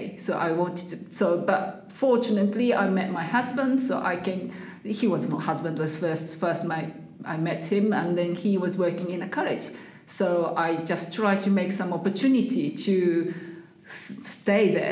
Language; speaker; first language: English; non-native, learner; Japanese